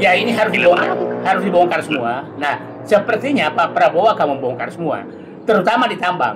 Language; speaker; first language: Indonesian; native; Indonesian